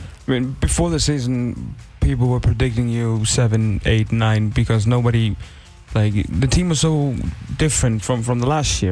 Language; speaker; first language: English; non-native, fluent; Icelandic